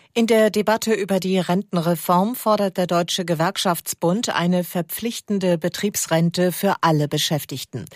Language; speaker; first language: German; native; German